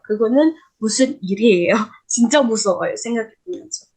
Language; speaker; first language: Korean; non-native, learner; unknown